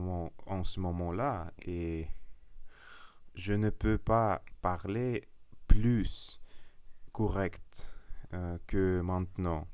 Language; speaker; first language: French; non-native, learner; Russian